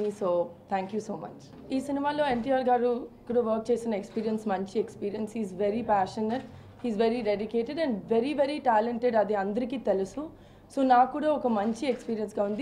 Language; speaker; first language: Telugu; non-native, fluent; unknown